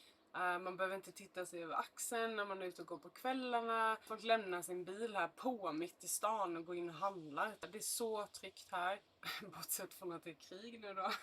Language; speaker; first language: Swedish; native; Swedish